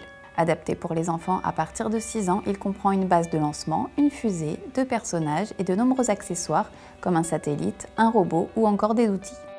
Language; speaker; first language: French; native; French